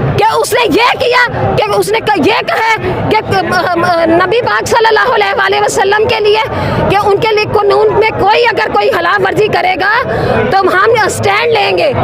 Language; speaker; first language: Urdu; non-native, local second language; Punjabi